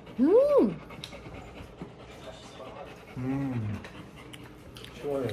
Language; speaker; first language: Korean; non-native, learner; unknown